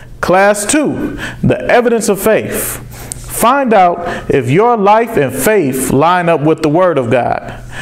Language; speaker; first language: English; native; English